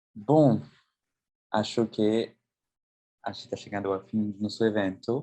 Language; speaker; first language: Portuguese; non-native, fluent; French